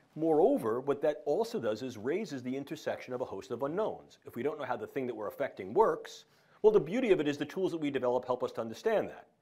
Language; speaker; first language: English; native; English